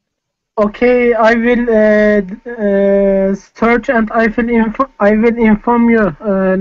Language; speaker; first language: English; non-native, fluent; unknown